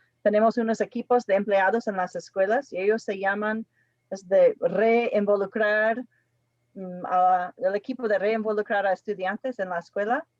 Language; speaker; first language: Spanish; non-native, fluent; English